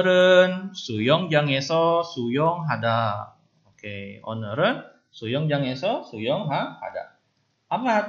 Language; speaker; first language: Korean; non-native, fluent; Indonesian